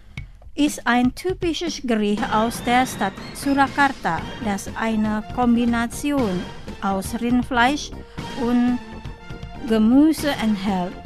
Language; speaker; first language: German; non-native, fluent; Indonesian